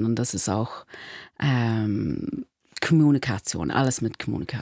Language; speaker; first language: German; non-native, learner; English